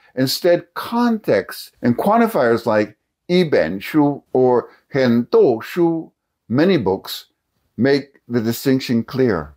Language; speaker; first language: English; native; English